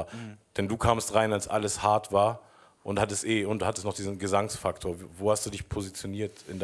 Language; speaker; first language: German; native; German